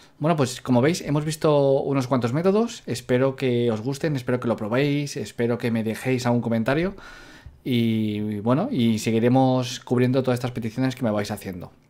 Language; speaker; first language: Spanish; native; Spanish